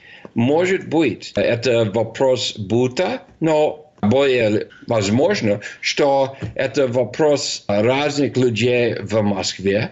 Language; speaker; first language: Russian; non-native, fluent; English